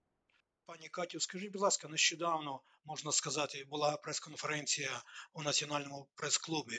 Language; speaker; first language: Ukrainian; native; Ukrainian